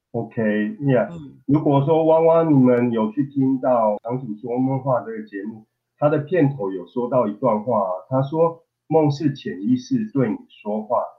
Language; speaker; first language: Chinese; native; Chinese